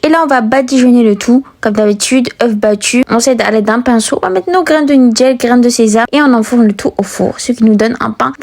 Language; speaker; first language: French; native; French